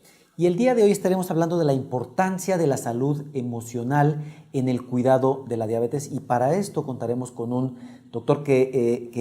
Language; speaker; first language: Spanish; native; Spanish